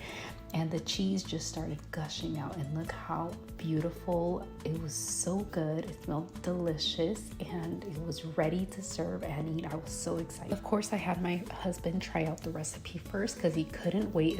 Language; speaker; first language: English; early bilingual, other home language; Spanish